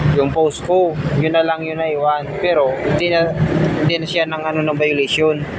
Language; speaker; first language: Filipino; non-native, local second language; Bikol